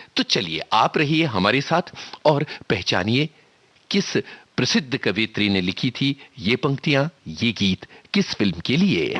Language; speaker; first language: Hindi; native; Hindi